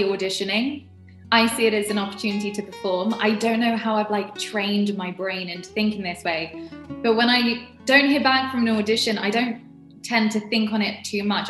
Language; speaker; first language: English; native; English